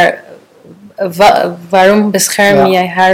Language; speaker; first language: Dutch; non-native, learner; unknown